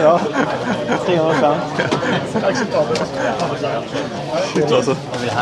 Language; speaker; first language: Swedish; native; Swedish